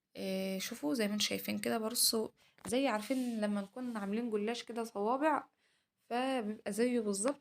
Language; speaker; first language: Arabic; native; Arabic